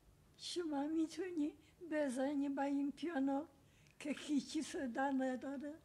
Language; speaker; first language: Persian; early bilingual, other home language; Polish